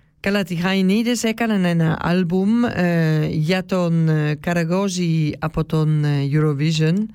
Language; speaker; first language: Greek; early bilingual, heritage; Greek